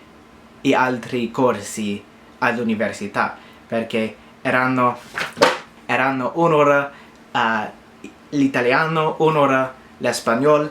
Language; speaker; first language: Italian; non-native, learner; English